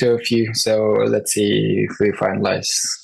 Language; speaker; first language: English; non-native, fluent; Norwegian